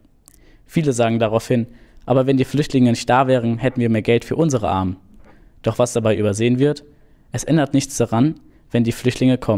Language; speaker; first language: German; native; German